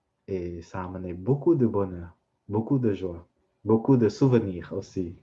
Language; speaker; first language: French; non-native, fluent; Vietnamese